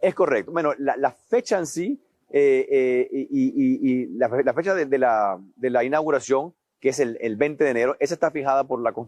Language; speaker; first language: Spanish; native; Spanish